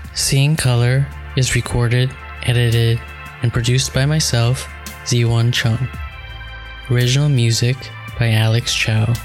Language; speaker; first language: English; native; English